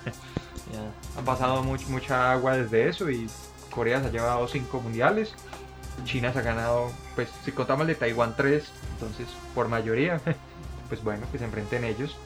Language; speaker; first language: Spanish; native; Spanish